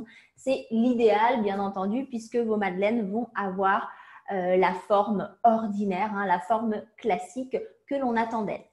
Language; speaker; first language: French; native; French